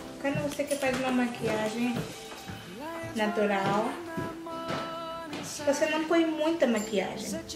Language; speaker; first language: Portuguese; early bilingual, heritage; English